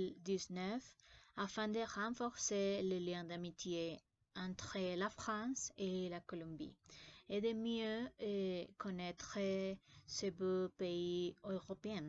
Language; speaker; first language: French; non-native, learner; Spanish